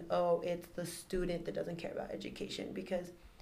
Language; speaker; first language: English; native; English